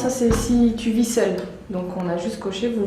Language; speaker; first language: French; native; French